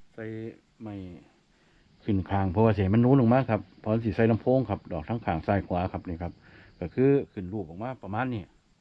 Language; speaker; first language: Thai; native; Thai